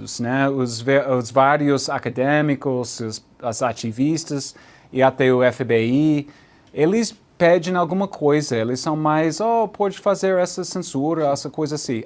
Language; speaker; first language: Portuguese; non-native, learner; English